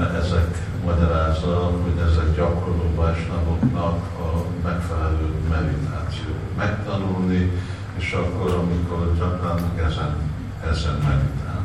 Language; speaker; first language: Hungarian; non-native, learner; Russian